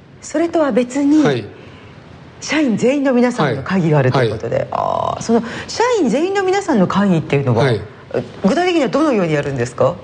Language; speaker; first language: Japanese; native; Japanese